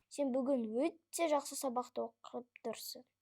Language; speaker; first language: Kazakh; non-native, local second language; Russian